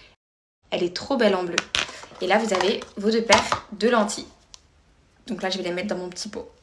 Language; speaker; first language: French; native; French